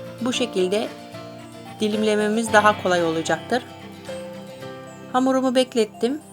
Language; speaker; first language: Turkish; native; Turkish